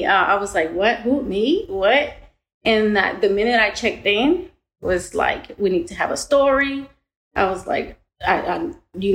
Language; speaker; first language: English; early bilingual, other home language; Spanish